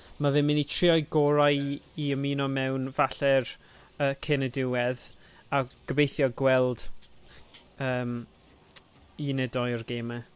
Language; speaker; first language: Welsh; non-native, local second language; English